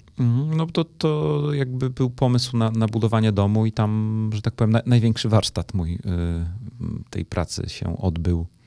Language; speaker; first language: Polish; native; Polish